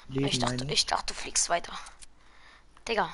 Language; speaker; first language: German; native; German